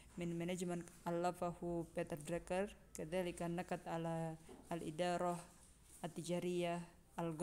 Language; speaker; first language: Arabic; non-native, fluent; Indonesian